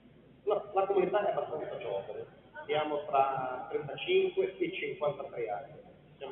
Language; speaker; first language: Italian; non-native, fluent; Portuguese